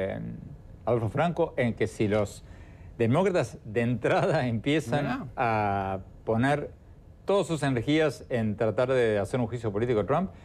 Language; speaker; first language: Spanish; native; Spanish